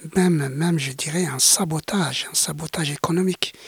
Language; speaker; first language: French; non-native, local second language; Kabyle